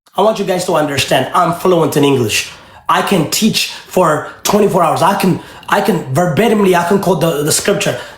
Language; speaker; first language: English; early bilingual, other home language; Amharic